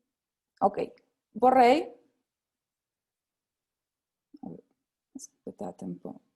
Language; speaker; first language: Italian; non-native, fluent; Spanish